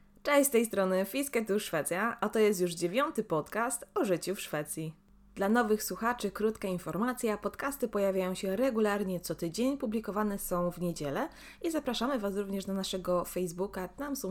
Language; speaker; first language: Polish; native; Polish